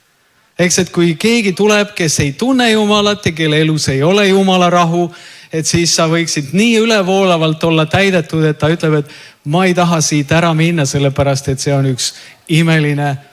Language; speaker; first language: Estonian; native; Estonian